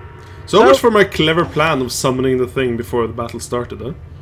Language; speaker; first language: English; non-native, fluent; Norwegian